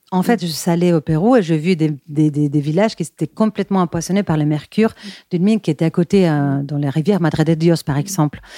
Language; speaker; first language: French; non-native, fluent; Spanish